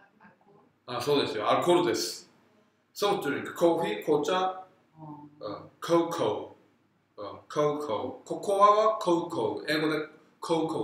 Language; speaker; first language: Japanese; non-native, fluent; Korean